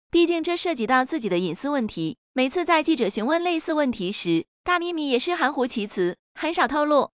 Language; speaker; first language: Chinese; native; Chinese